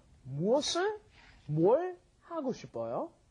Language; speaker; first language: Korean; non-native, fluent; English